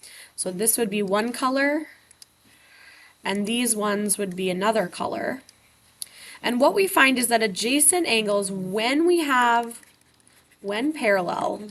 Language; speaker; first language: English; native; English